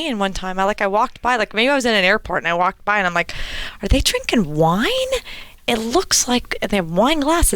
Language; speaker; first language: English; native; English